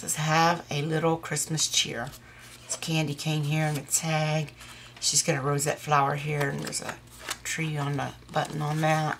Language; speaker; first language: English; native; English